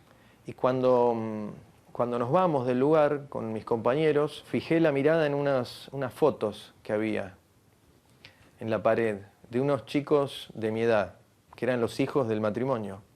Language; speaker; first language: Spanish; native; Spanish